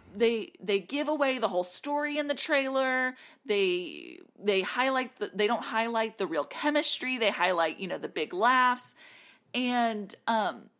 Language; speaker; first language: English; native; English